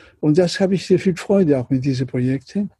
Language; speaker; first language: German; non-native, learner; Catalan